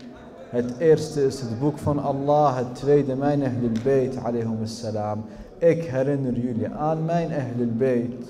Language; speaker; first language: Dutch; early bilingual, other home language; Arabic